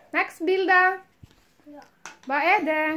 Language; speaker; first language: Swedish; non-native, learner; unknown